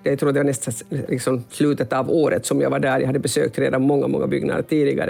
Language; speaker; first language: Swedish; non-native, local second language; Finnish